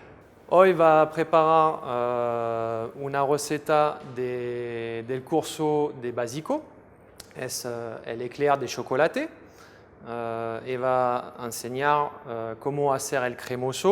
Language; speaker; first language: Spanish; non-native, fluent; French